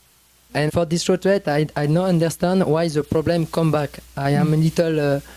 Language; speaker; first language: English; non-native, learner; French